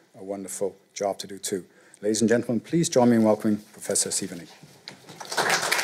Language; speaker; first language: English; native; English